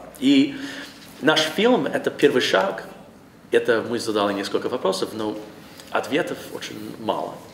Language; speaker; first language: Russian; non-native, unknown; English